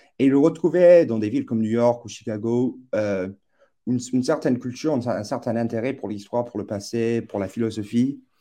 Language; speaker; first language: French; non-native, fluent; English